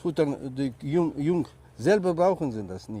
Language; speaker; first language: German; non-native, learner; Russian